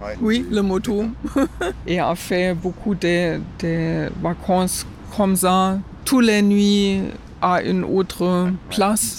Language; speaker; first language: French; non-native, learner; German